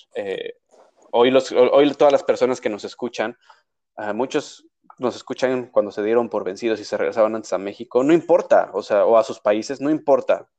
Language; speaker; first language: Spanish; native; Spanish